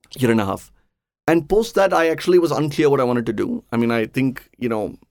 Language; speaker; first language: English; non-native, local second language; Tamil